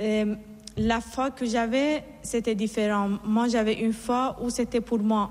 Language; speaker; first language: French; non-native, fluent; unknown